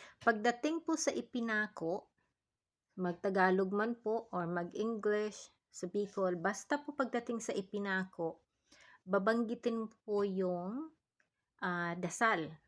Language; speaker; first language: Filipino; non-native, local second language; Bikol